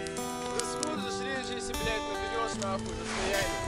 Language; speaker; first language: Russian; native; Russian